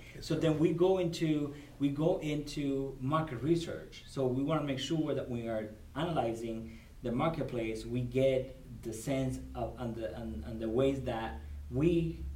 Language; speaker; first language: English; non-native, fluent; Spanish